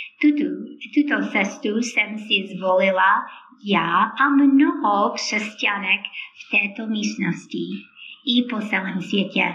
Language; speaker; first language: Czech; non-native, fluent; English